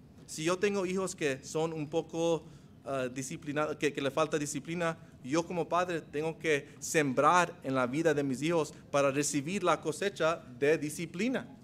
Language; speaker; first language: Spanish; non-native, fluent; English